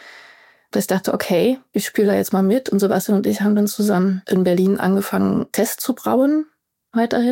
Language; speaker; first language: German; native; German